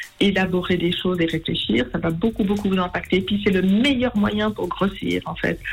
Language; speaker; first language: French; native; French